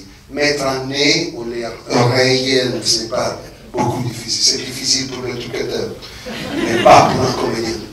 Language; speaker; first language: French; non-native, fluent; Italian